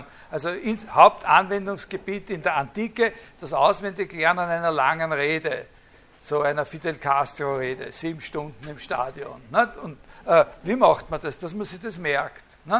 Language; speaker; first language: German; native; German